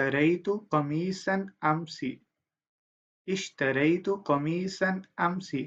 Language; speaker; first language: Arabic; non-native, fluent; Urdu